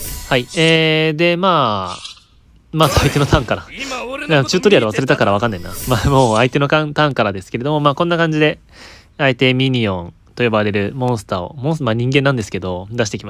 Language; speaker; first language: Japanese; native; Japanese